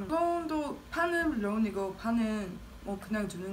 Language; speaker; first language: Korean; non-native, learner; Swedish